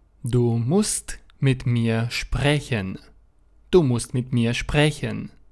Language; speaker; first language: German; non-native, fluent; Romanian